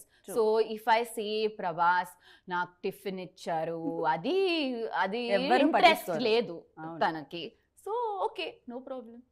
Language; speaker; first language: Telugu; non-native, learner; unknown